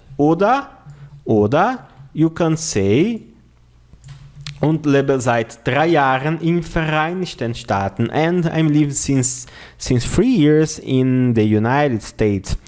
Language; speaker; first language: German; non-native, fluent; Portuguese